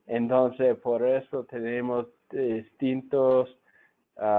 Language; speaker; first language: Spanish; non-native, fluent; English